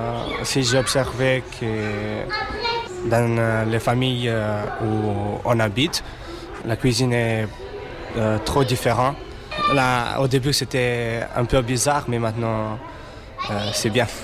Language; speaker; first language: French; non-native, learner; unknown